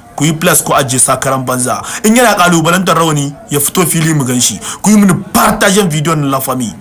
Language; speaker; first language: Hausa; non-native, local second language; Tamasheq